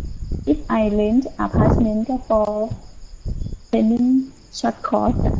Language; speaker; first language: English; non-native, learner; Thai